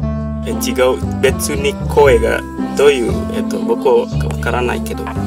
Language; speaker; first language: Japanese; non-native, learner; Indonesian